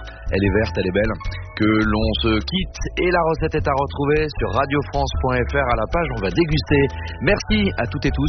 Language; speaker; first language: French; native; French